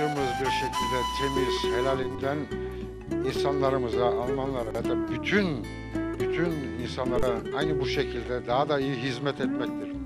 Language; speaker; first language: Turkish; native; Turkish